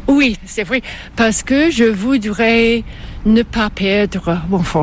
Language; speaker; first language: French; non-native, local second language; English